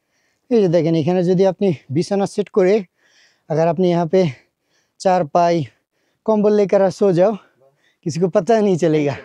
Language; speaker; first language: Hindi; non-native, fluent; Bangla